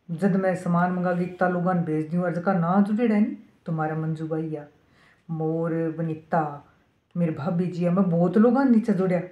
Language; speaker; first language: Hindi; native; Hindi